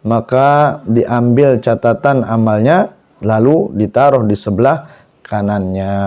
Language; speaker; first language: Indonesian; native; Indonesian